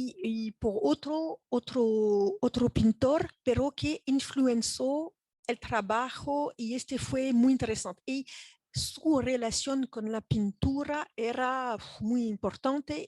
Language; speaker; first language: Spanish; non-native, fluent; French